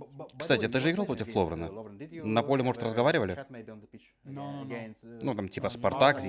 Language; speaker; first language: Russian; native; Russian